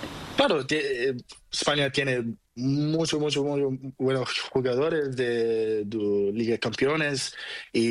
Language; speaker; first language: Spanish; non-native, learner; Portuguese